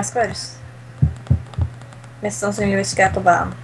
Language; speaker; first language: Norwegian; native; Norwegian